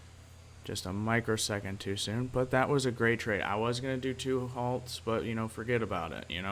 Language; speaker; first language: English; native; English